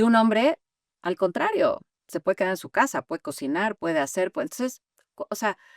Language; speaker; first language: Spanish; native; Spanish